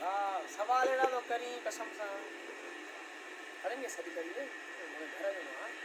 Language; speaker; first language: Hindi; non-native, local second language; Sindhi